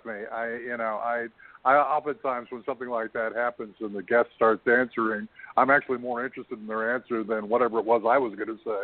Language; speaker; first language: English; native; English